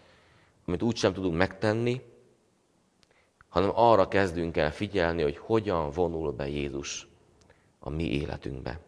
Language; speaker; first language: Hungarian; native; Hungarian